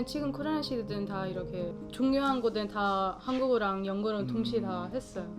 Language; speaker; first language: Korean; non-native, fluent; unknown